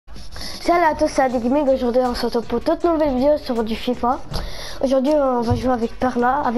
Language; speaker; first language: French; native; French